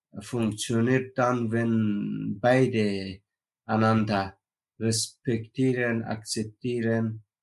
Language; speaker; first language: German; non-native, learner; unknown